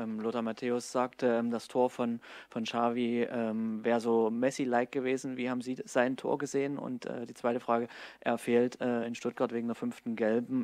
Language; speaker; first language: German; native; German